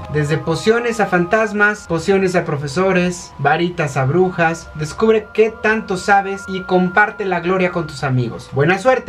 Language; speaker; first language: Spanish; native; Spanish